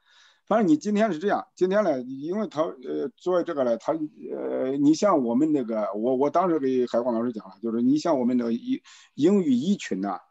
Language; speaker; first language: Chinese; native; Chinese